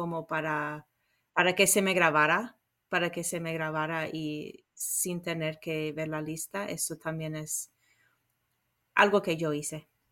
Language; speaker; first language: Spanish; non-native, fluent; English